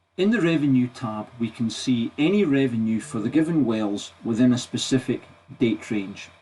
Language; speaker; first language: English; native; English